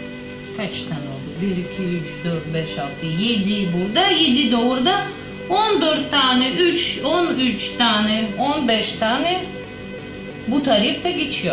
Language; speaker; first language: Turkish; non-native, learner; Russian